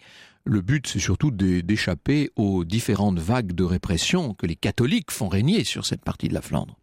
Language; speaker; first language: French; native; French